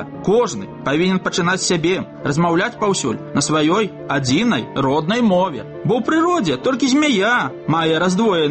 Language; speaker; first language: Belarusian; native; Belarusian